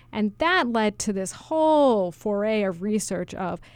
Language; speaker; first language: English; native; English